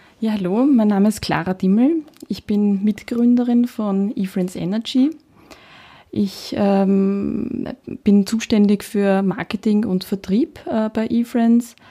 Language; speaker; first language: German; early bilingual, heritage; Czech